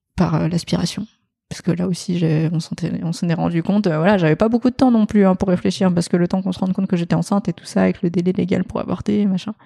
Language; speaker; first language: French; native; French